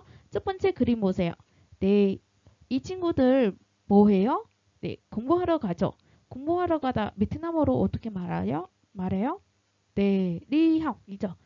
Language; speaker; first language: Korean; non-native, fluent; Vietnamese